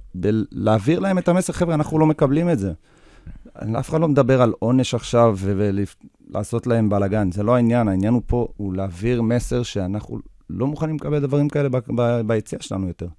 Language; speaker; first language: Hebrew; early bilingual, other home language; English